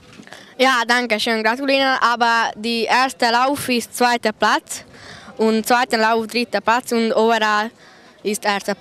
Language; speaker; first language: German; non-native, learner; Hungarian